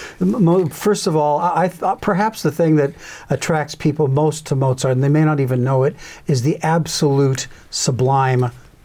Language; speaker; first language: English; native; English